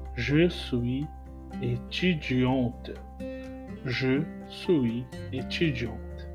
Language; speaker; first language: French; non-native, fluent; Portuguese